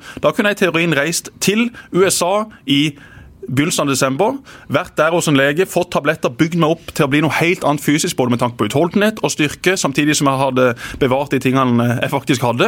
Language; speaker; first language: Norwegian; native; Norwegian